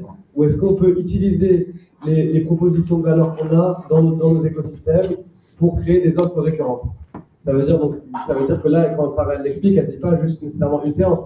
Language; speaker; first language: French; native; French